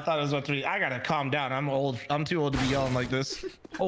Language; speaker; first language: English; native; English